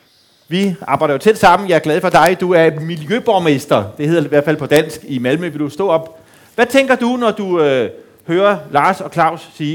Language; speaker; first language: Danish; native; Danish